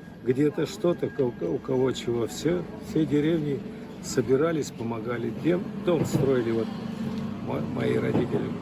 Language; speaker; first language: Russian; native; Russian